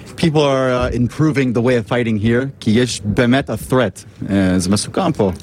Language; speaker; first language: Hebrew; non-native, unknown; English